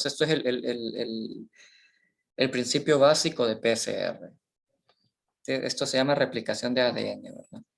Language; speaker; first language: Spanish; native; Spanish